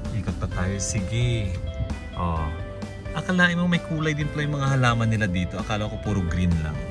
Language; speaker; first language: Filipino; native; Filipino